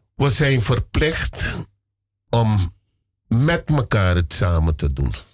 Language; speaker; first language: Dutch; native; Dutch